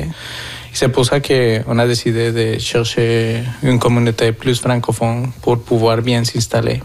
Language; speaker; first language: French; non-native, fluent; Spanish